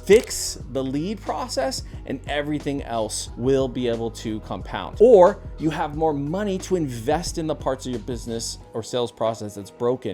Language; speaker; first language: English; native; English